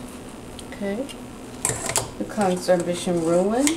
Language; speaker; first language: German; non-native, learner; English